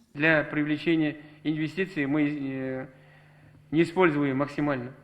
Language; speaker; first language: Russian; non-native, local second language; Kazakh